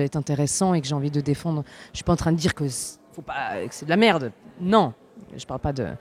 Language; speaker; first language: French; native; French